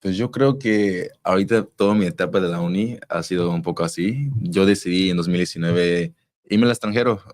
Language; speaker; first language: Spanish; early bilingual, heritage; Spanish